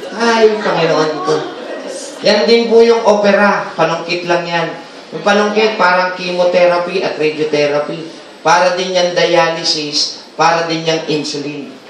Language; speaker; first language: Filipino; native; Filipino